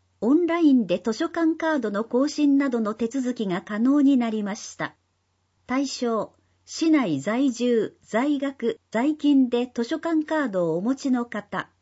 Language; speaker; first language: Japanese; non-native, fluent; Indonesian